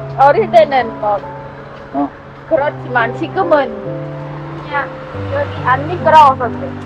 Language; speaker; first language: Korean; non-native, learner; Khmer